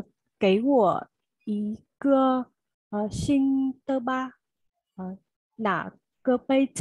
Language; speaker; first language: Chinese; non-native, learner; Vietnamese